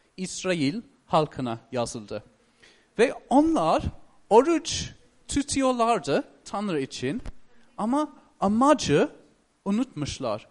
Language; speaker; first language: Turkish; non-native, fluent; English